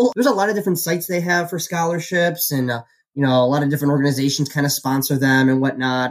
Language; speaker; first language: English; native; English